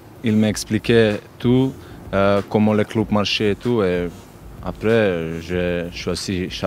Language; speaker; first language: French; non-native, learner; Macedonian